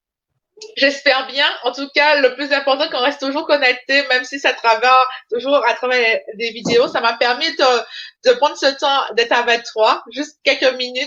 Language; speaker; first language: French; native; French